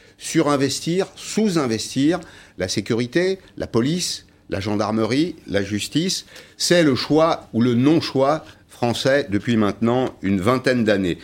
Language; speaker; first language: French; native; French